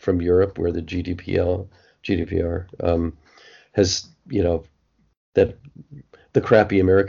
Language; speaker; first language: English; native; English